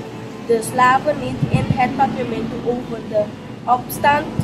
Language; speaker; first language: Dutch; non-native, local second language; Papiamento